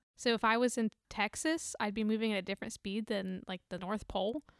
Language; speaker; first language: English; native; English